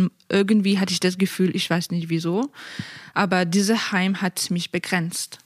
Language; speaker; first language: German; non-native, fluent; Persian